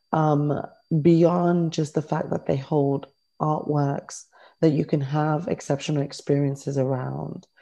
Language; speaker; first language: English; native; English